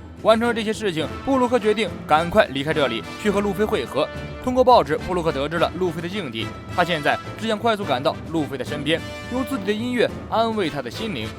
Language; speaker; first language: Chinese; native; Chinese